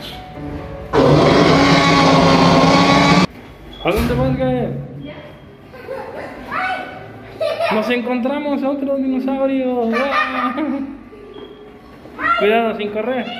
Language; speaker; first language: Spanish; native; Spanish